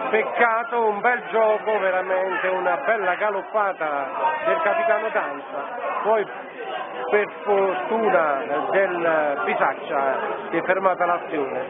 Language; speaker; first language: Italian; native; Italian